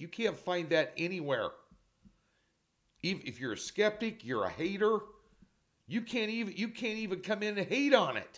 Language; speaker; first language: English; native; English